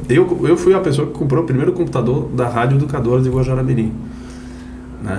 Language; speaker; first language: Portuguese; non-native, fluent; French